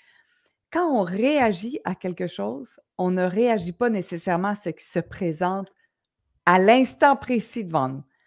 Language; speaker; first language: French; native; French